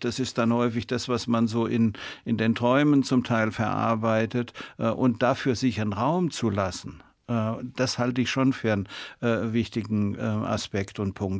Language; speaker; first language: German; native; German